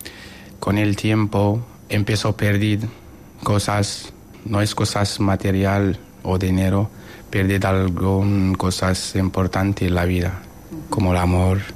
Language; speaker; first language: Spanish; non-native, learner; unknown